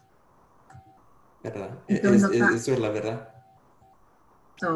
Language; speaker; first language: Spanish; non-native, fluent; English